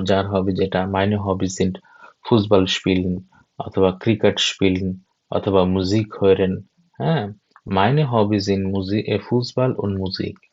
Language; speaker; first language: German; non-native, fluent; Bangla